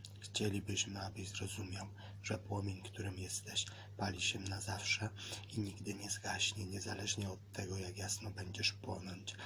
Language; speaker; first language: Polish; native; Polish